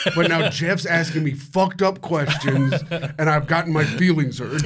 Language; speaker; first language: English; native; English